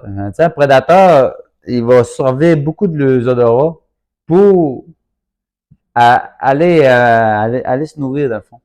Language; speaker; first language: French; native; French